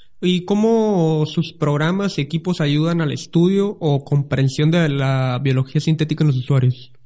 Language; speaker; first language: Spanish; native; Spanish